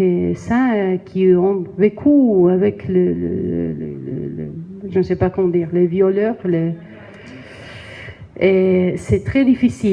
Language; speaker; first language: French; non-native, learner; Spanish